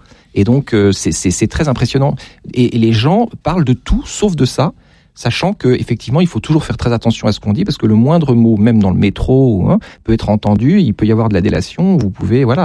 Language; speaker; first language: French; native; French